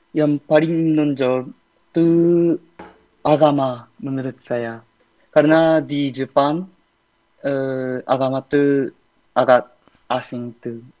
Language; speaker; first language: Indonesian; non-native, fluent; Japanese